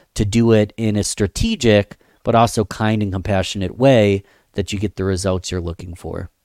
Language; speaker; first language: English; native; English